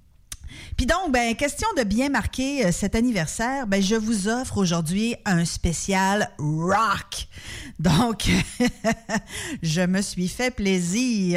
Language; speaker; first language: French; native; French